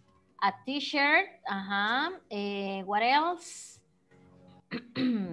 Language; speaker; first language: English; non-native, fluent; Spanish